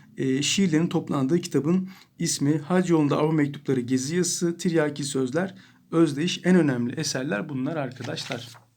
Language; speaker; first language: Turkish; native; Turkish